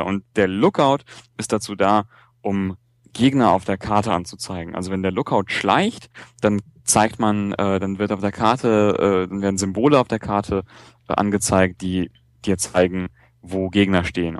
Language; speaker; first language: German; native; German